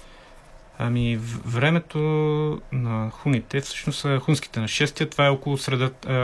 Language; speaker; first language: Bulgarian; native; Bulgarian